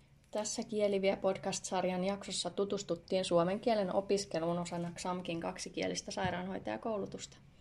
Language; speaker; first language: Finnish; native; Finnish